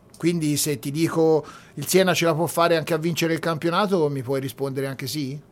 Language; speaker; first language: Italian; native; Italian